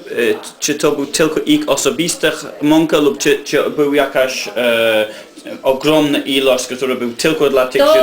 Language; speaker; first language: Polish; non-native, learner; English